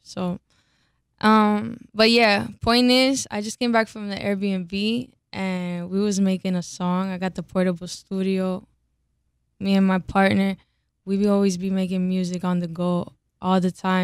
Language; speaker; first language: English; early bilingual, other home language; Spanish